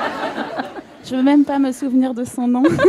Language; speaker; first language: French; native; French